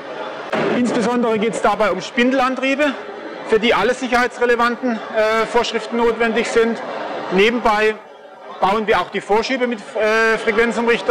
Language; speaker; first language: German; native; German